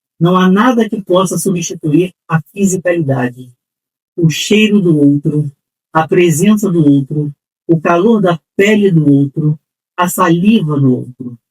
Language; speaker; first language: Portuguese; native; Portuguese